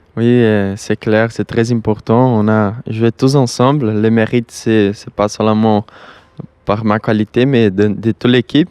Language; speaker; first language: French; non-native, learner; Portuguese